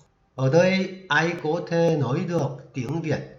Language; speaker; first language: Vietnamese; non-native, fluent; Korean